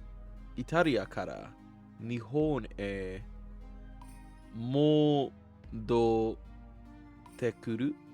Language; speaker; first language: Japanese; non-native, learner; English